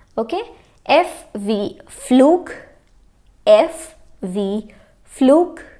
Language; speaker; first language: German; non-native, fluent; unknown